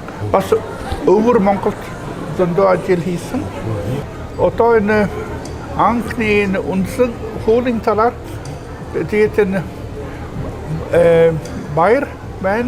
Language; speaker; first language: Mongolian; non-native, fluent; Swedish